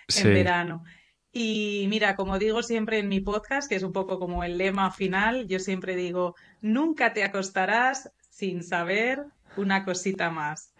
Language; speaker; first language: Spanish; native; Spanish